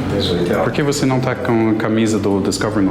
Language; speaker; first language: Portuguese; non-native, learner; English